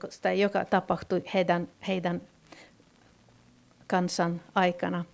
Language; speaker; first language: Finnish; non-native, fluent; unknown